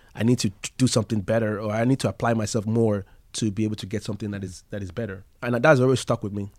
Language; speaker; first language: English; non-native, local second language; Yoruba